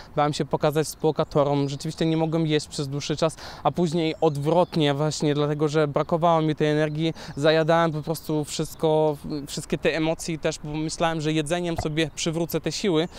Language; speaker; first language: Polish; non-native, fluent; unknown